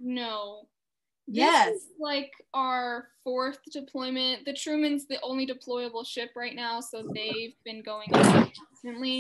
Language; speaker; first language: English; native; English